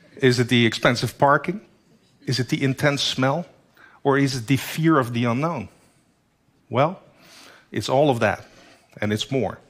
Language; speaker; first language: English; non-native, fluent; Dutch